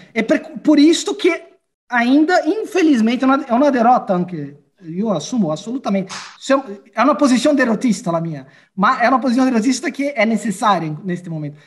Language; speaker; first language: Portuguese; native; Portuguese